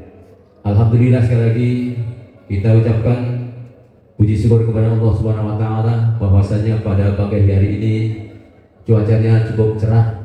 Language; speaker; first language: Indonesian; native; Indonesian